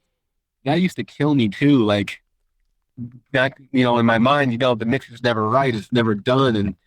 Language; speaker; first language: English; native; English